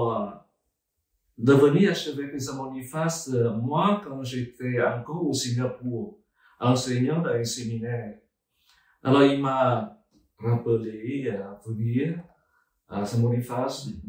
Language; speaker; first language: French; non-native, fluent; Vietnamese